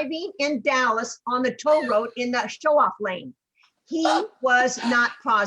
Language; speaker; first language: English; native; English